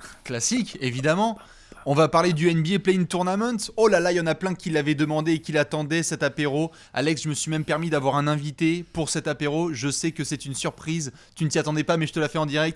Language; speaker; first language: French; native; French